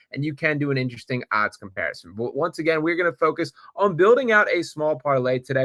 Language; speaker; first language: English; native; English